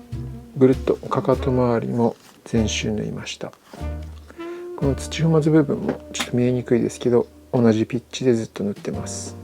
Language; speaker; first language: Japanese; native; Japanese